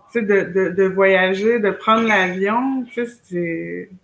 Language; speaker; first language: French; native; French